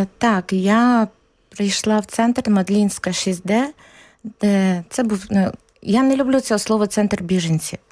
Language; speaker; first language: Ukrainian; native; Ukrainian